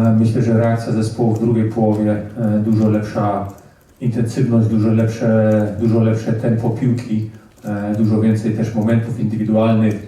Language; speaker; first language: Polish; early bilingual, heritage; Polish